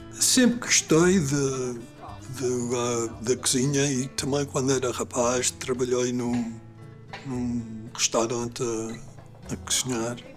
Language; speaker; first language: Portuguese; early bilingual, other home language; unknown